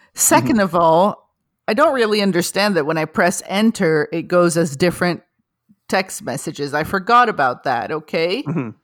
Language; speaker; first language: English; non-native, fluent; Portuguese